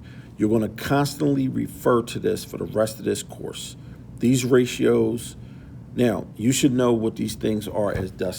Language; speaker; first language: English; native; English